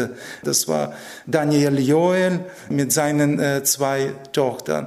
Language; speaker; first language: German; non-native, fluent; Russian